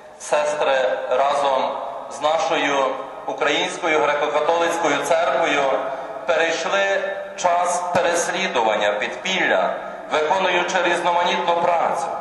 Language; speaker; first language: Ukrainian; native; Ukrainian